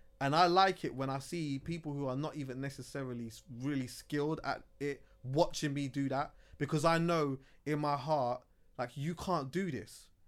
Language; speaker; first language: English; native; English